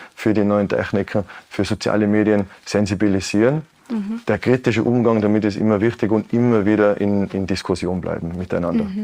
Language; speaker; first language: German; native; German